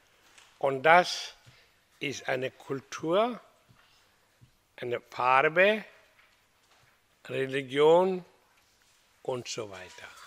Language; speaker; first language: German; non-native, fluent; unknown